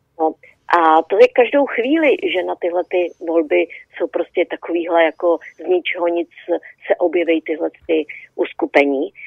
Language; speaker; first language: Czech; native; Czech